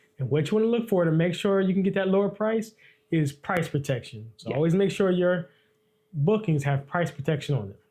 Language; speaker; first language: English; native; English